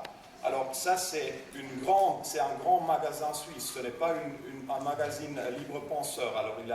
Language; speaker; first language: French; non-native, local second language; German